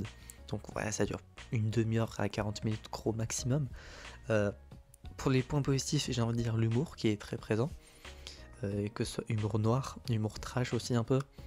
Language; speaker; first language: French; native; French